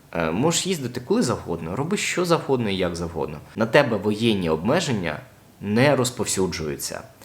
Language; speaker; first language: Ukrainian; non-native, local second language; Russian